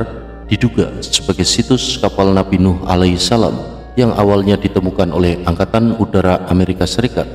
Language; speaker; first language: Indonesian; native; Indonesian